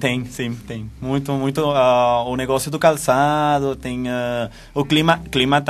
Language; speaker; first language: Portuguese; non-native, fluent; Spanish